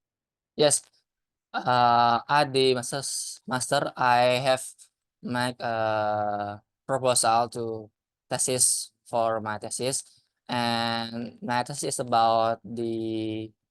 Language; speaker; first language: English; non-native, learner; Indonesian